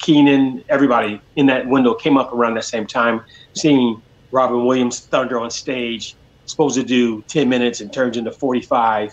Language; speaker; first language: English; native; English